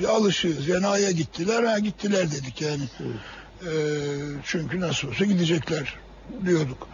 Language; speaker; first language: Turkish; native; Turkish